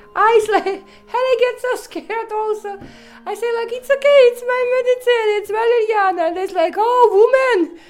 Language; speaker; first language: English; non-native, learner; Ukrainian